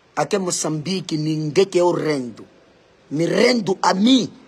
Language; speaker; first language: Portuguese; non-native, local second language; Makhuwa